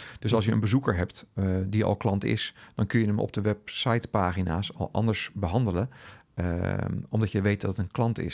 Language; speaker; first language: Dutch; native; Dutch